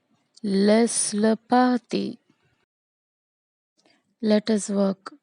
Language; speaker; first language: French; non-native, fluent; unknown